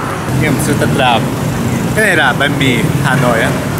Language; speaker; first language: Vietnamese; non-native, learner; Japanese